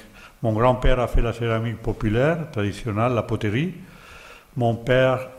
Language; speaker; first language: French; non-native, learner; Catalan